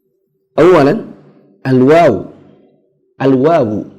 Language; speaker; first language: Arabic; non-native, fluent; Indonesian